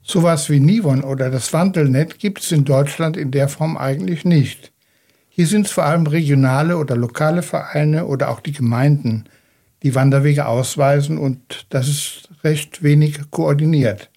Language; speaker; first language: German; native; German